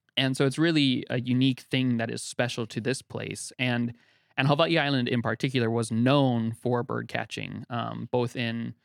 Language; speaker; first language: English; native; English